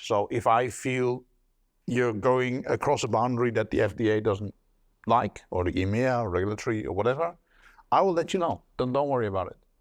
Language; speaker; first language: English; non-native, fluent; Dutch